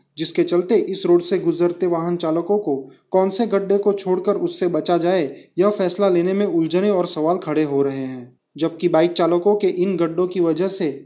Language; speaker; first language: Hindi; non-native, local second language; Gujarati